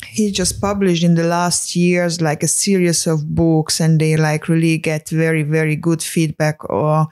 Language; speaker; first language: English; non-native, fluent; Hungarian